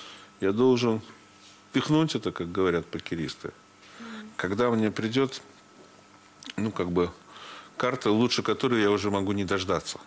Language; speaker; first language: Russian; native; Russian